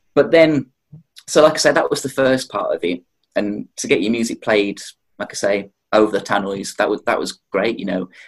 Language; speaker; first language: English; native; English